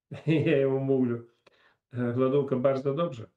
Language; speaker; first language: Polish; non-native, fluent; Russian